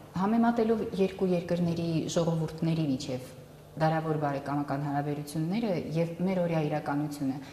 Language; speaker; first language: Armenian; native; Armenian